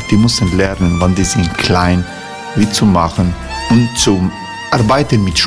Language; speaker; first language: German; non-native, fluent; Croatian